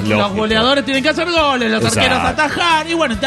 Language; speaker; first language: Spanish; native; Spanish